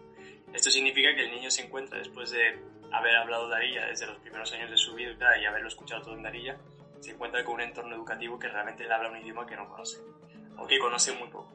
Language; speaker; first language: Spanish; native; Spanish